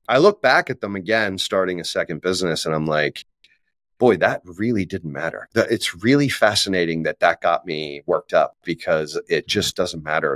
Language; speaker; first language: English; native; English